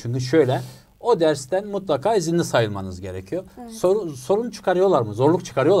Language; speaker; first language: Turkish; native; Turkish